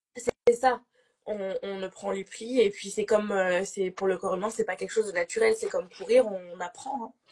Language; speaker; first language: French; native; French